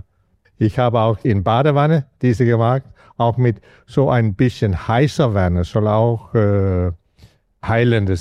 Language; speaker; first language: German; non-native, learner; Danish